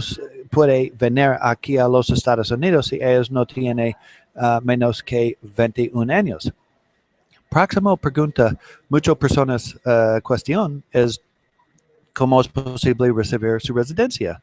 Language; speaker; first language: Spanish; non-native, learner; English